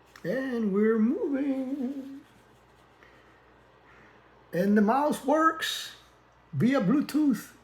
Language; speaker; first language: English; native; English